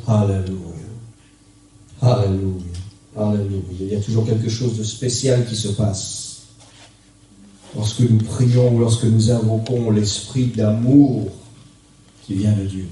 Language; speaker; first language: French; native; French